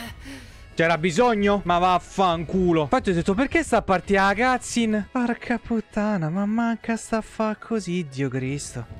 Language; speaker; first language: Italian; native; Italian